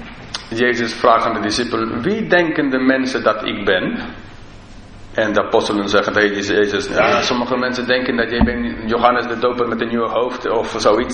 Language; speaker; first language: Dutch; non-native, fluent; English